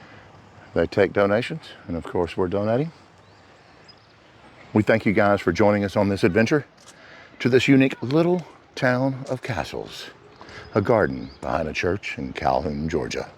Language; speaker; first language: English; native; English